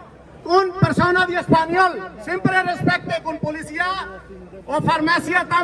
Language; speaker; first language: Spanish; non-native, learner; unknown